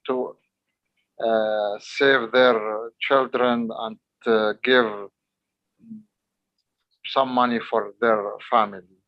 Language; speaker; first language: English; non-native, learner; Arabic